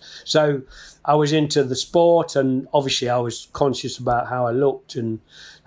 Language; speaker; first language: English; native; English